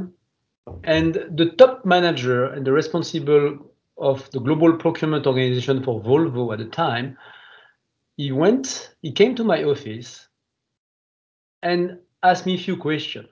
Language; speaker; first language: English; non-native, fluent; French